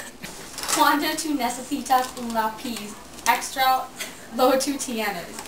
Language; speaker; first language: Spanish; non-native, learner; English